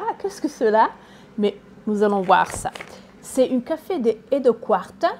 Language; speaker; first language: French; non-native, learner; Italian